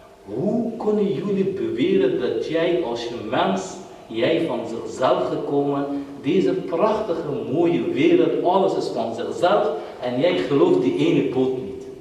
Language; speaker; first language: Dutch; non-native, fluent; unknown